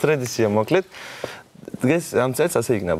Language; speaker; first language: Georgian; early bilingual, other home language; Turkish